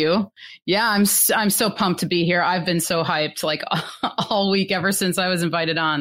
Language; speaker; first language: English; native; English